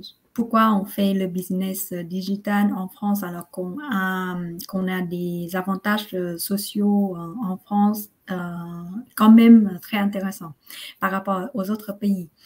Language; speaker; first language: French; non-native, fluent; Vietnamese